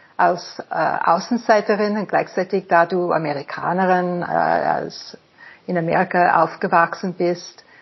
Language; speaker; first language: German; non-native, fluent; English